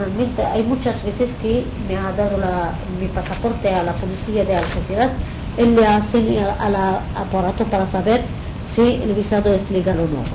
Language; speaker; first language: Spanish; non-native, fluent; Arabic